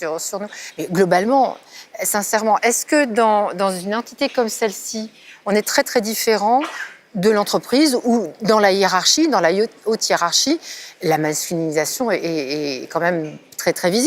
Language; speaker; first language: French; native; French